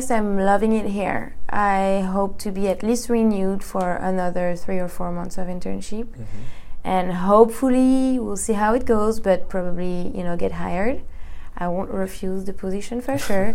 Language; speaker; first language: English; non-native, fluent; French